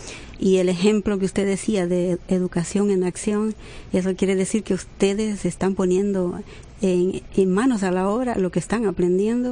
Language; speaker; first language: Spanish; native; Spanish